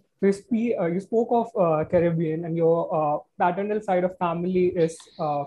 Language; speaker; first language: English; non-native, local second language; Hindi